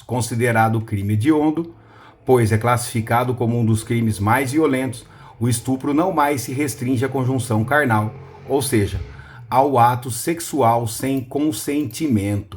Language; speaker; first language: Portuguese; native; Portuguese